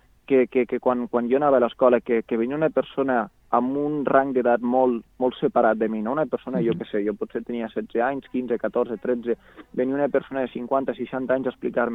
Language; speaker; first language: Catalan; native; Catalan